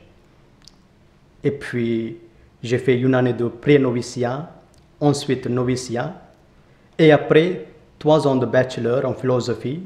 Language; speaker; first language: French; non-native, fluent; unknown